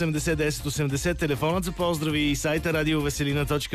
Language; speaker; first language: Bulgarian; native; Bulgarian